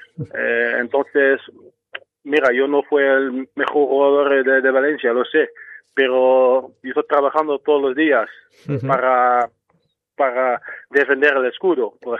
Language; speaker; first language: Spanish; non-native, fluent; Dutch